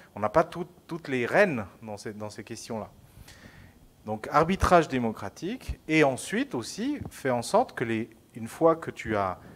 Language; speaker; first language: French; non-native, fluent; Spanish